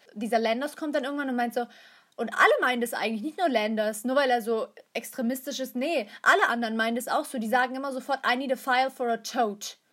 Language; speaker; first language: German; early bilingual, other home language; Turkish